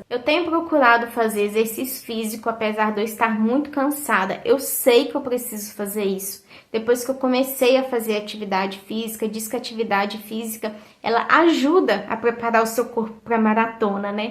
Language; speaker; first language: Portuguese; native; Portuguese